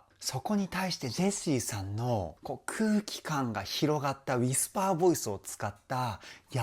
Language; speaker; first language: Japanese; native; Japanese